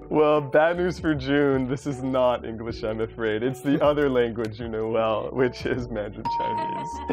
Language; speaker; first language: English; native; English